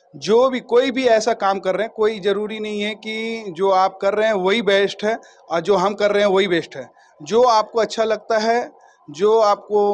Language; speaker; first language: Hindi; native; Hindi